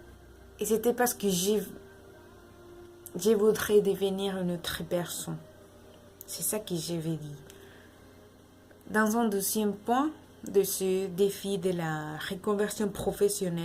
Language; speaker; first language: French; non-native, learner; Spanish